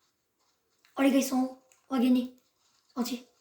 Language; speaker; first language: French; native; French